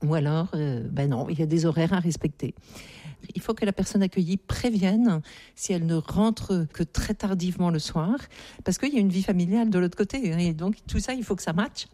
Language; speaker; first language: French; native; French